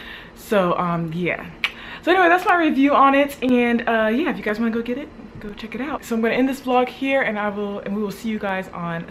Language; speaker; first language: English; native; English